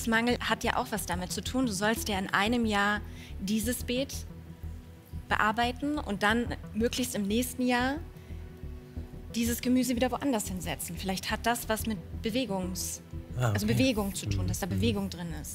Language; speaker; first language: German; native; German